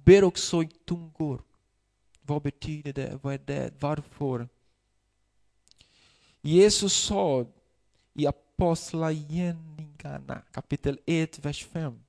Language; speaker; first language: Swedish; non-native, fluent; Portuguese